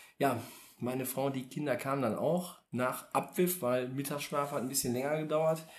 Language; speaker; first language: German; native; German